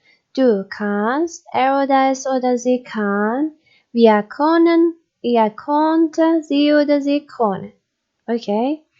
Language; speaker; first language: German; non-native, learner; Persian